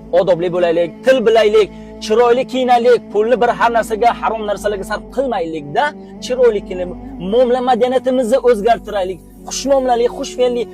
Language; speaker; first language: Uzbek; non-native, local second language; Tajik